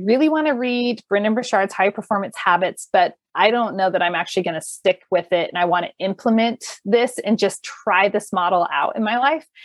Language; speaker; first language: English; native; English